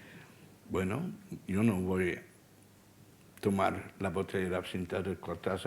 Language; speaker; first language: Spanish; non-native, fluent; Dutch